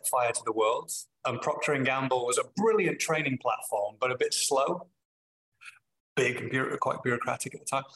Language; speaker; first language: English; native; English